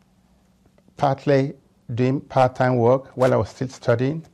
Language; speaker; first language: English; non-native, local second language; Yoruba